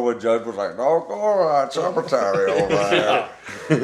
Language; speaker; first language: English; native; English